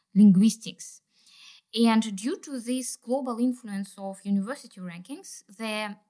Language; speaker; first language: English; non-native, fluent; Kazakh